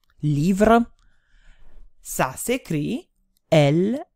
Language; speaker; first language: French; non-native, fluent; Italian